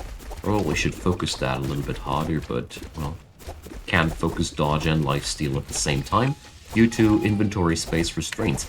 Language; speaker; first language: English; non-native, fluent; German